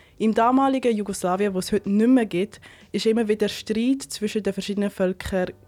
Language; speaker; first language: German; native; German